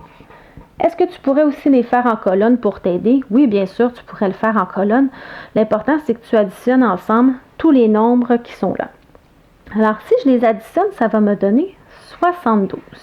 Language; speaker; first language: French; native; French